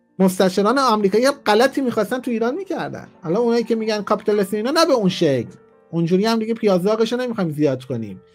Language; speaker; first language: Persian; native; Persian